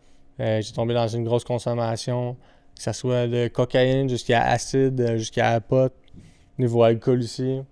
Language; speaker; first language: French; native; French